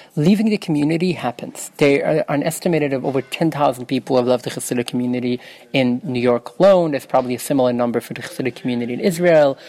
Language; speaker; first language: English; early bilingual, other home language; Yiddish